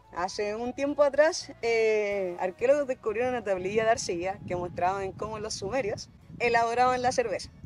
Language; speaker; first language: Spanish; native; Spanish